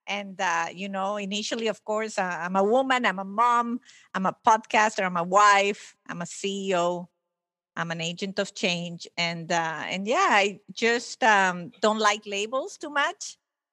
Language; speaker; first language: English; non-native, fluent; Italian